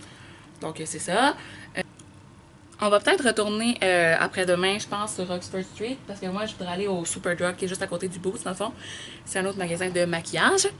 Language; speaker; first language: French; native; French